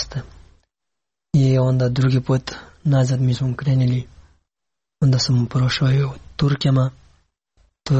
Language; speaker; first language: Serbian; non-native, learner; Pashto